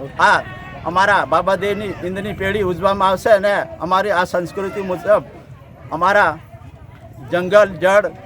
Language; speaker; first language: Gujarati; non-native, local second language; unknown